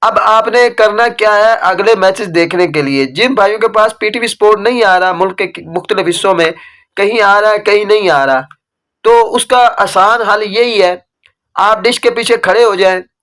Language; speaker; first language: Urdu; native; Urdu